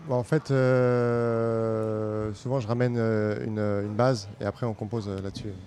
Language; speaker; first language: French; native; French